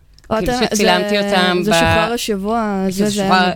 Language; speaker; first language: Hebrew; native; Hebrew